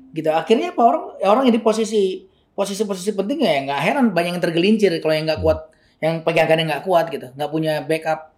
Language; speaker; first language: Indonesian; native; Indonesian